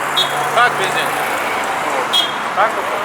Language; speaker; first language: Russian; non-native, local second language; Kazakh